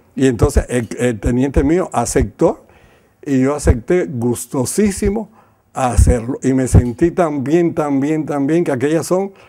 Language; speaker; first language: Spanish; native; Spanish